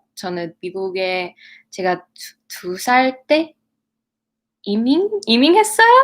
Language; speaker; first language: Korean; non-native, learner; English